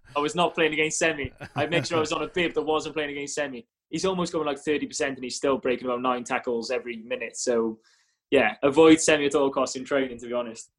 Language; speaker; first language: English; native; English